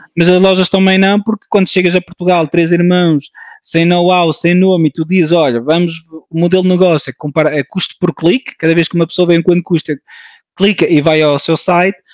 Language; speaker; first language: Portuguese; early bilingual, heritage; French